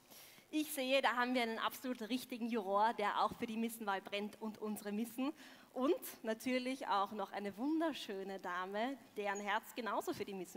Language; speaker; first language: German; native; German